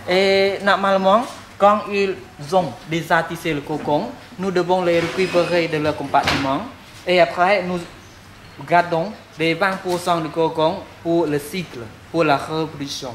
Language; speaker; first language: French; non-native, fluent; Khmer